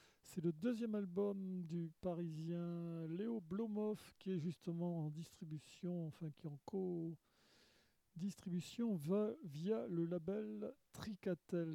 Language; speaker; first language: French; native; French